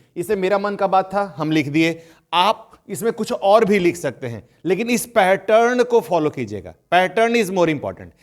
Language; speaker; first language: Hindi; native; Hindi